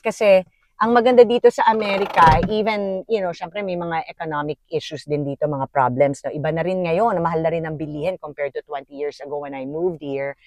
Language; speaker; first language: Filipino; native; Filipino